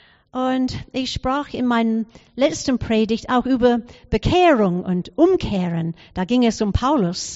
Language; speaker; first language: German; non-native, fluent; English